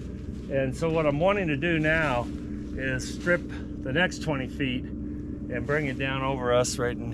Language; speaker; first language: English; native; English